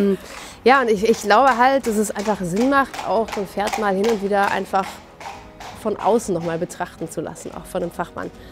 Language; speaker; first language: German; native; German